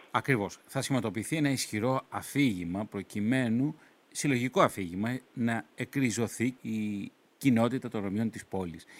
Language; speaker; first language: Greek; native; Greek